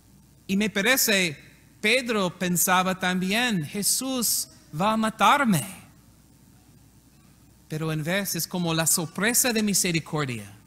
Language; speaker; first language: Spanish; non-native, learner; English